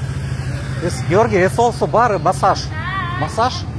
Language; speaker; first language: English; non-native, learner; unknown